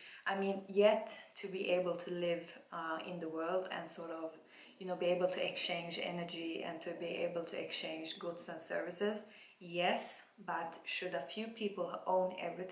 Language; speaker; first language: English; non-native, fluent; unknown